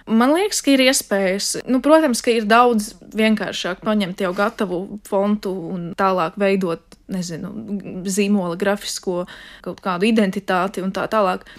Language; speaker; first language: Latvian; non-native, local second language; Russian